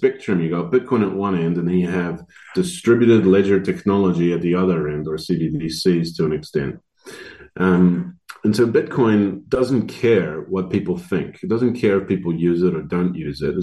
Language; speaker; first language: English; native; English